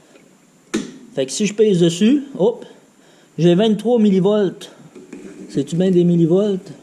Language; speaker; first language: French; native; French